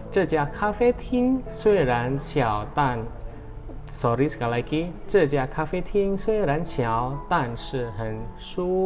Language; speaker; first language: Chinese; non-native, fluent; Indonesian